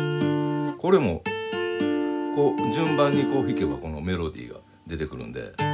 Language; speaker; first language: Japanese; native; Japanese